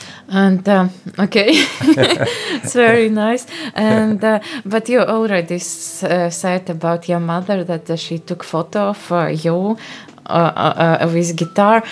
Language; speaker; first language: English; non-native, fluent; Latvian